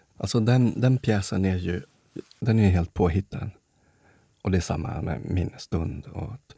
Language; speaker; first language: Swedish; early bilingual, other home language; Spanish